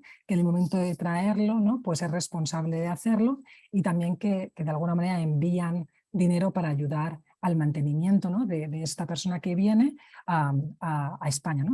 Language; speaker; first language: Spanish; native; Spanish